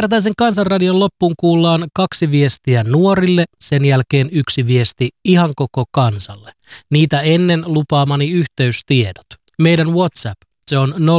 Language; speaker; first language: Finnish; native; Finnish